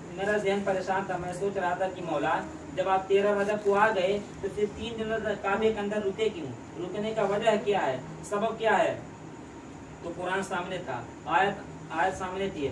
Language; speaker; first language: Urdu; native; Urdu